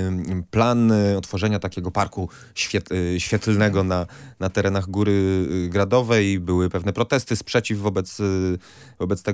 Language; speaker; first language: Polish; native; Polish